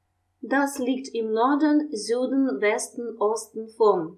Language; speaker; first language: German; non-native, fluent; Russian